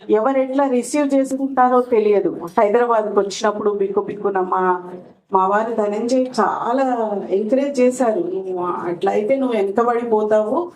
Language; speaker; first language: Telugu; non-native, local second language; Lambadi